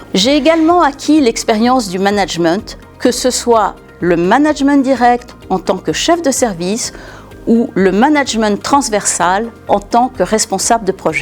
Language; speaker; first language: French; native; French